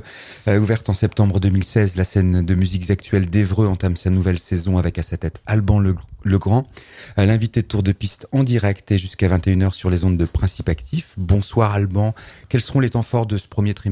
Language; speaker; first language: French; native; French